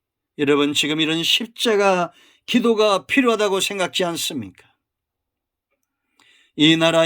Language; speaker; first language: Korean; native; Korean